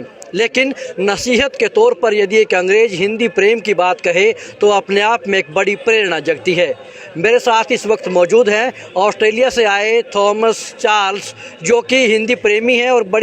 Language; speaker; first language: Hindi; native; Hindi